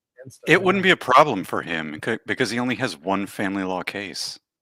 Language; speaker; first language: English; native; English